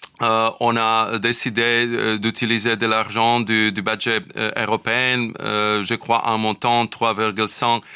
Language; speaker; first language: French; non-native, fluent; Slovak